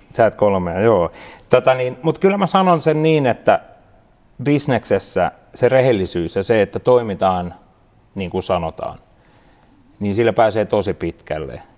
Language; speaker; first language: Finnish; native; Finnish